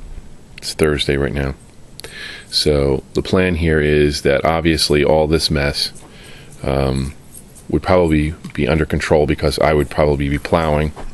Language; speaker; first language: English; native; English